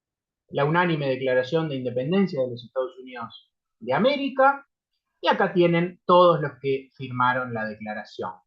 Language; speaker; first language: Spanish; native; Spanish